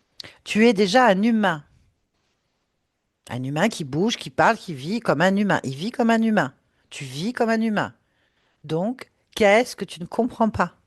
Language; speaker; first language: French; native; French